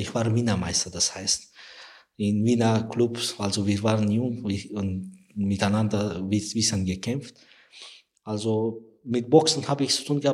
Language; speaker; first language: German; non-native, learner; Persian